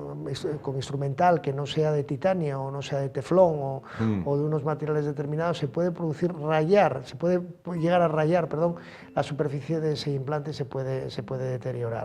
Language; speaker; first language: Spanish; native; Spanish